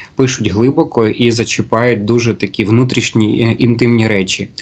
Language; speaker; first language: Ukrainian; native; Ukrainian